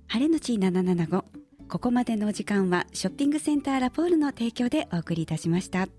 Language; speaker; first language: Japanese; native; Japanese